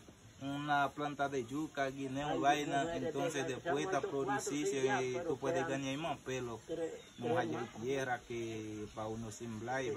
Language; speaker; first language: Spanish; non-native, learner; Haitian Creole